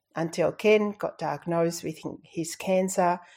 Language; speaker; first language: English; non-native, fluent; Tongan